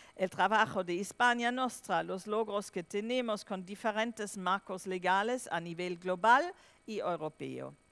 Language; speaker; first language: Spanish; non-native, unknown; German